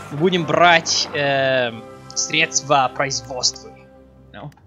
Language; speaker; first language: Russian; non-native, learner; English